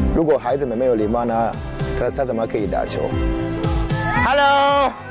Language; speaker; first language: Chinese; non-native, learner; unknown